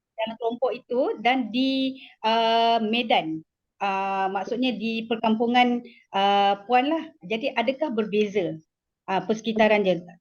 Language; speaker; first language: Malay; native; Malay